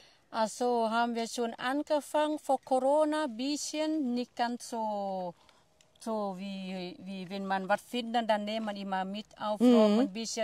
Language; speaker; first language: German; non-native, fluent; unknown